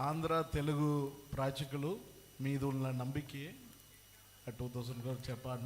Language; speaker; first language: Telugu; non-native, fluent; Tamil